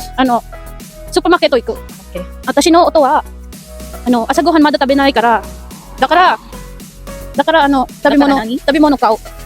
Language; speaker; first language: Japanese; non-native, learner; Filipino